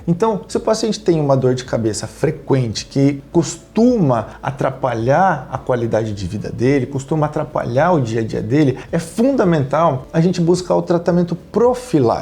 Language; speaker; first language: Portuguese; native; Portuguese